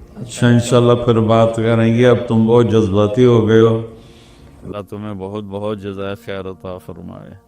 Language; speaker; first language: Urdu; non-native, local second language; Punjabi